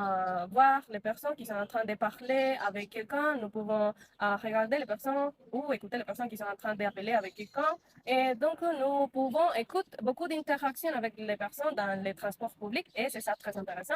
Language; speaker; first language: French; non-native, learner; Spanish